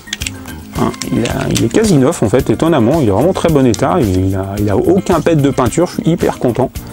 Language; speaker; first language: French; native; French